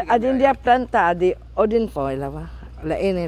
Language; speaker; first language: Danish; non-native, learner; Filipino